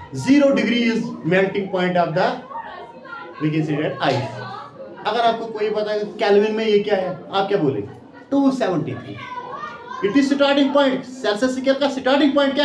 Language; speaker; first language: Hindi; non-native, local second language; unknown